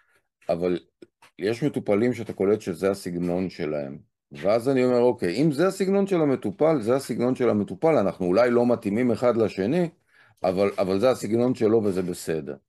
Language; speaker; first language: Hebrew; native; Hebrew